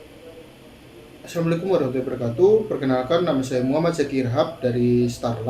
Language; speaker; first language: Indonesian; native; Indonesian